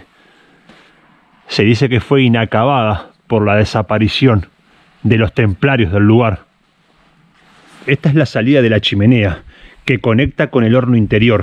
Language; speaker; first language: Spanish; native; Spanish